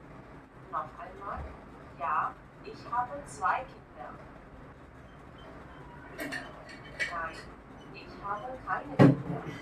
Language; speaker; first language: German; non-native, fluent; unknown